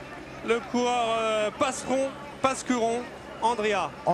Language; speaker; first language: French; native; French